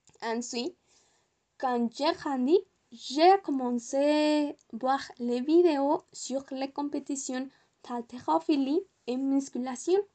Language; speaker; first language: French; non-native, learner; Spanish